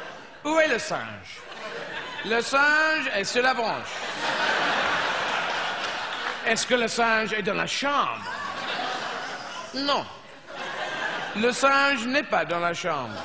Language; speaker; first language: French; non-native, fluent; English